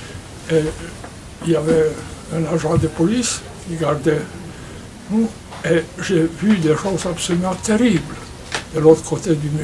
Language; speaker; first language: French; non-native, fluent; Polish